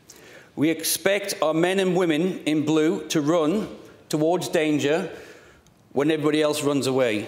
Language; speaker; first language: English; native; English